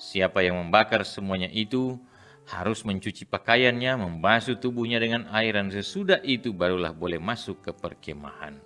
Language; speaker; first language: Indonesian; native; Indonesian